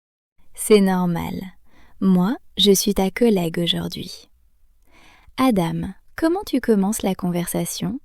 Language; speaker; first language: French; native; French